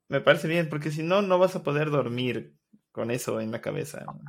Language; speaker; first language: Spanish; native; Spanish